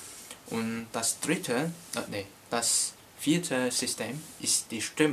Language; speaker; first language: German; non-native, learner; Cantonese